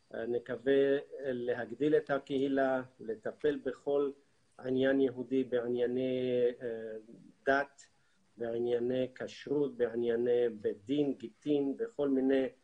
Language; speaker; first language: Hebrew; non-native, fluent; Arabic